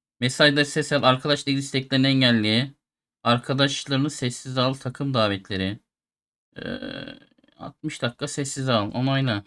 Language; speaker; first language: Turkish; native; Turkish